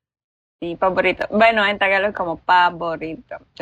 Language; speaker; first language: Spanish; non-native, learner; Filipino